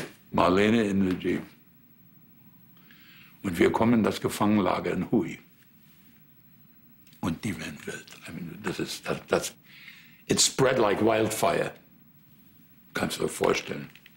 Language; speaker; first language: German; native; German